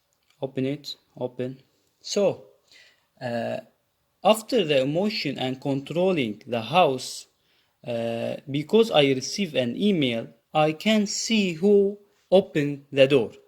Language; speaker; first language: English; non-native, learner; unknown